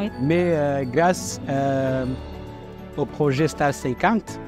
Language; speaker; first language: French; non-native, learner; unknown